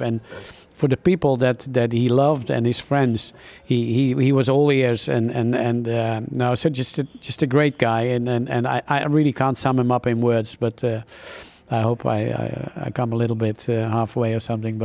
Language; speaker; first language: English; non-native, fluent; Dutch